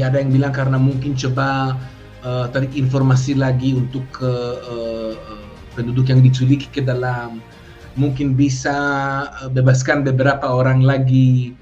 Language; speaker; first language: Indonesian; non-native, fluent; Hebrew